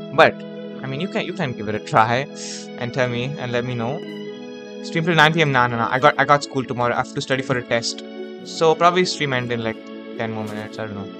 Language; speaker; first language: English; non-native, local second language; Hindi